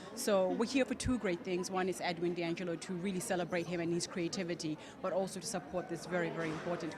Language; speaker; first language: English; non-native, local second language; Tswana